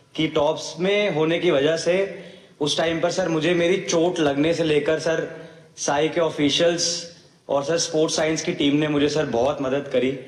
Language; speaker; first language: Hindi; native; Hindi